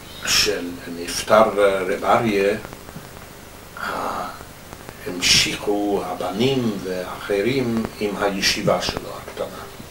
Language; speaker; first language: Hebrew; non-native, fluent; English